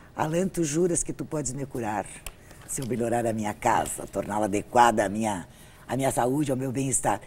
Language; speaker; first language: Portuguese; native; Portuguese